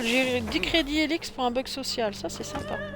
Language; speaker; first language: French; native; French